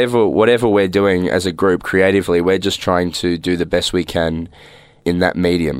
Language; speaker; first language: English; native; English